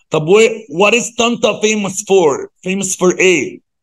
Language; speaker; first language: English; non-native, fluent; Arabic